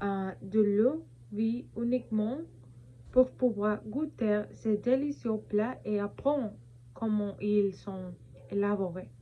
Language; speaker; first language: French; non-native, learner; Spanish